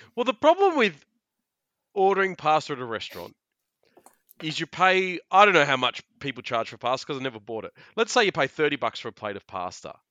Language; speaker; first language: English; early bilingual, other home language; Italian